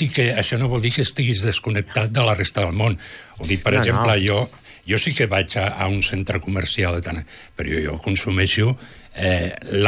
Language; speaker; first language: Catalan; native; Catalan